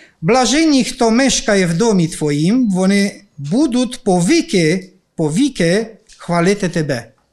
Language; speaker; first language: Romanian; non-native, local second language; Ukrainian